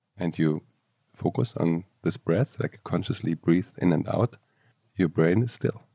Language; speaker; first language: English; non-native, fluent; German